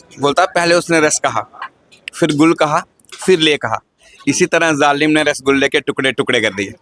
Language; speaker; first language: Hindi; non-native, local second language; Dogri